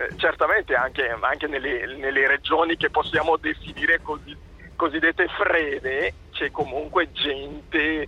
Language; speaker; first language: Italian; non-native, fluent; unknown